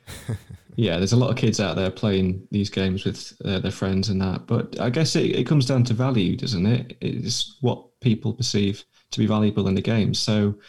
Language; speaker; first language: English; native; English